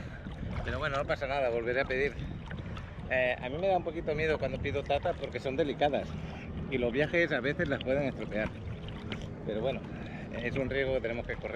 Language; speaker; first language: Spanish; native; Spanish